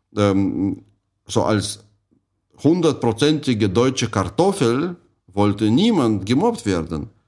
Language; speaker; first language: German; non-native, fluent; Russian